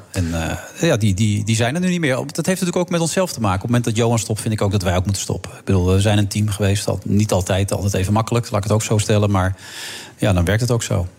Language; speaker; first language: Dutch; native; Dutch